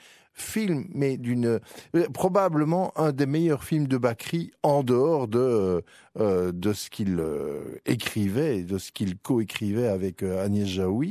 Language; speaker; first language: French; native; French